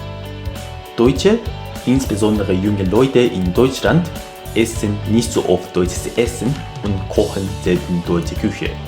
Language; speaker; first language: German; non-native, fluent; Japanese